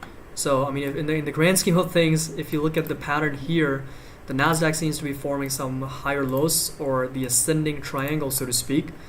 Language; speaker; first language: English; native; English